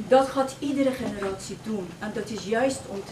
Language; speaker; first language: Dutch; non-native, fluent; Persian